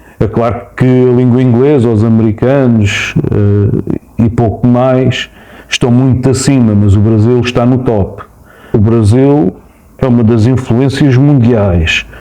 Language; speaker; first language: Portuguese; native; Portuguese